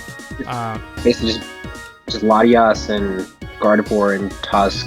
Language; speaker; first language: English; native; English